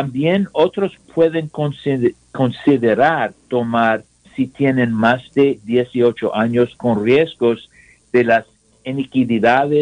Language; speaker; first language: Spanish; non-native, learner; English